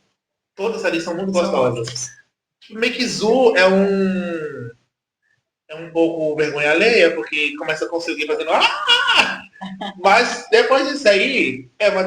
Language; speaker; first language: Portuguese; native; Portuguese